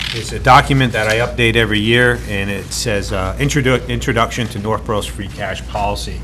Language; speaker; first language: English; native; English